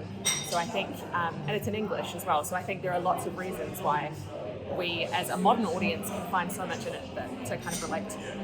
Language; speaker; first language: English; native; English